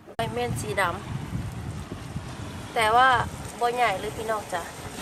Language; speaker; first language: Thai; native; Thai